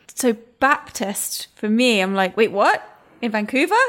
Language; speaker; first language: English; native; English